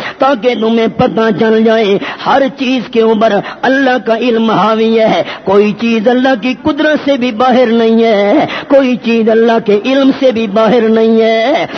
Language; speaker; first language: Urdu; non-native, local second language; Pashto